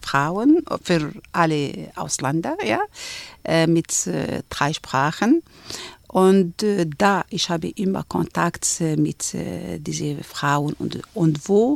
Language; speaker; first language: German; non-native, learner; Arabic